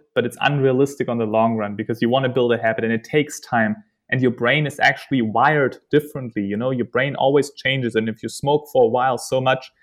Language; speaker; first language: English; non-native, fluent; German